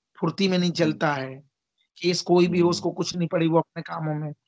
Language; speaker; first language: Hindi; native; Hindi